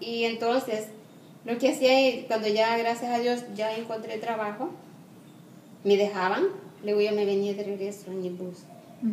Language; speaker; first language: Spanish; native; Spanish